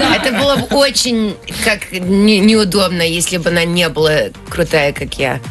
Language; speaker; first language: Russian; early bilingual, heritage; Russian